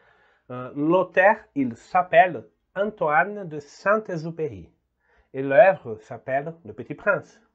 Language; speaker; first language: French; non-native, learner; Portuguese